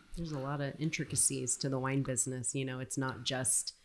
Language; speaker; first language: English; native; English